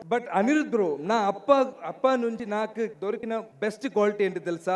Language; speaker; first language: Telugu; non-native, learner; Malayalam